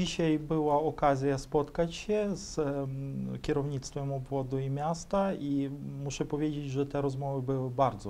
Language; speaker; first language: Polish; non-native, fluent; Ukrainian